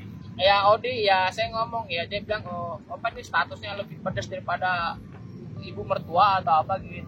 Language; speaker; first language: Indonesian; native; Indonesian